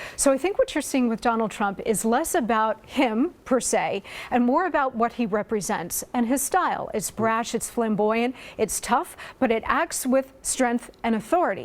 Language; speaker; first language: English; native; English